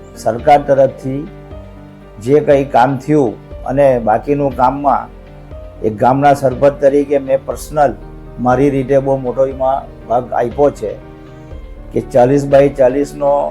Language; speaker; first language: Gujarati; native; Gujarati